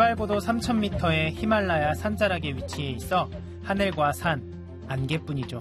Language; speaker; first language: Korean; native; Korean